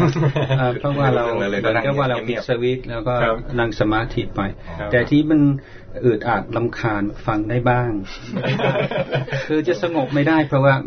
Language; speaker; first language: Thai; non-native, fluent; English